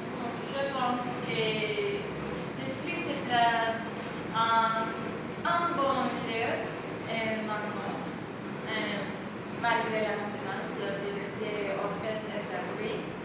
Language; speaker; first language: French; non-native, learner; Spanish